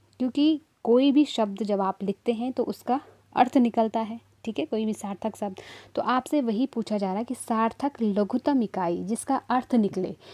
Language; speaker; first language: Hindi; native; Hindi